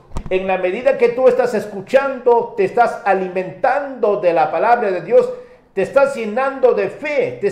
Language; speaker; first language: Spanish; native; Spanish